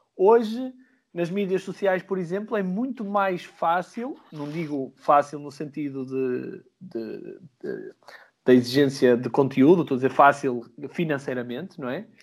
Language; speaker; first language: Portuguese; native; Portuguese